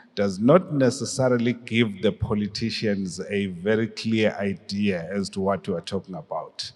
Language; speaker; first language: English; non-native, local second language; Swati